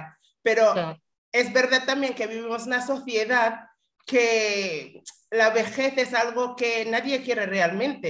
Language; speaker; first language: Spanish; non-native, fluent; English